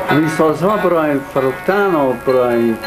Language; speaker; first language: Persian; native; Persian